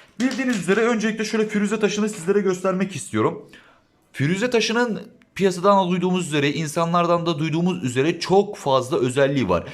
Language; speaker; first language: Turkish; native; Turkish